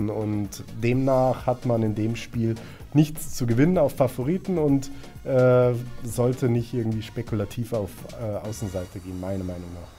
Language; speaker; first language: German; native; German